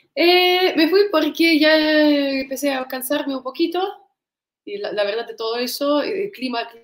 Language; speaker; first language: Spanish; non-native, fluent; Russian